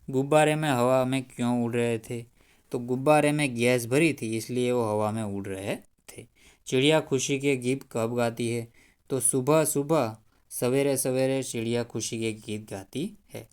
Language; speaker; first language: Hindi; non-native, local second language; Gujarati